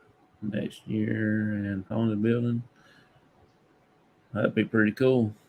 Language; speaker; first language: English; native; English